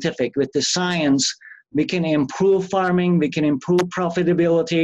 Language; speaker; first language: English; non-native, fluent; Turkish